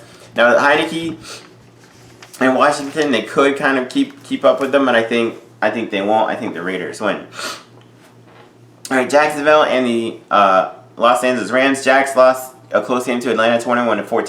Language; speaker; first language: English; native; English